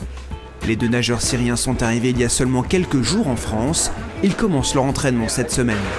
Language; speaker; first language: French; native; French